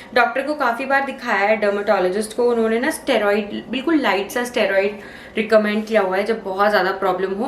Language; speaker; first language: Hindi; native; Hindi